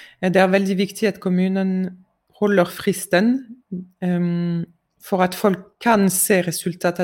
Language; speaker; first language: Norwegian; non-native, fluent; French